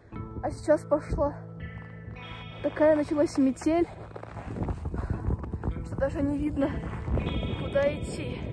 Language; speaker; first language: Russian; native; Russian